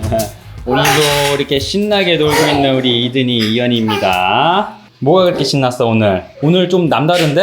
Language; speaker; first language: Korean; native; Korean